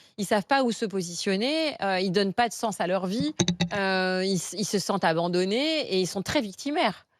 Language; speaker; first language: French; native; French